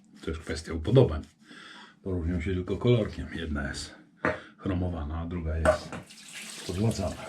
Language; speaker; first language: Polish; native; Polish